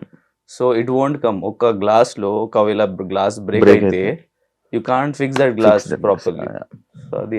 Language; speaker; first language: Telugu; non-native, local second language; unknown